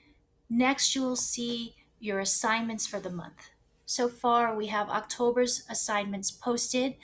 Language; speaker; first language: English; native; English